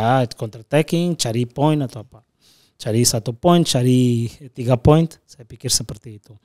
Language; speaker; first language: Indonesian; non-native, fluent; Portuguese